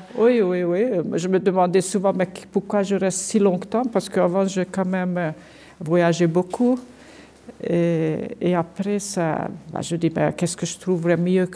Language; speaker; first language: French; non-native, fluent; Hungarian